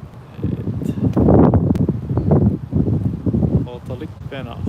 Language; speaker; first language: Turkish; non-native, learner; English